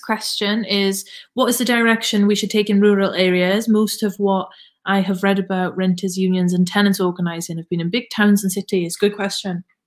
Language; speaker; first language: English; native; English